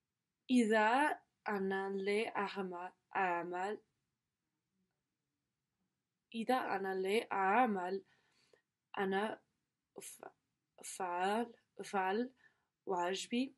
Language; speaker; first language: Arabic; non-native, learner; English